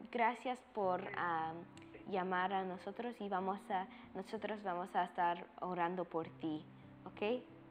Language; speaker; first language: Spanish; non-native, learner; English